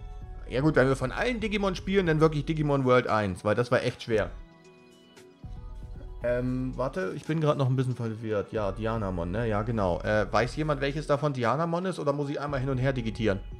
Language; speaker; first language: German; native; German